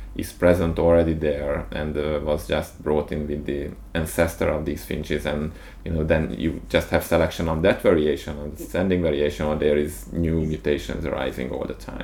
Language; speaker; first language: English; non-native, fluent; Hungarian